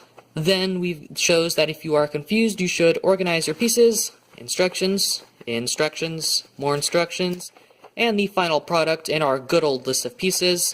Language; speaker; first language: English; native; English